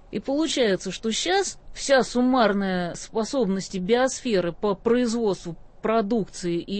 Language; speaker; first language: Russian; native; Russian